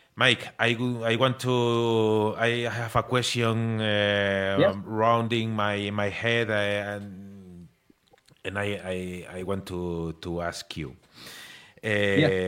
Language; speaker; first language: English; non-native, learner; Spanish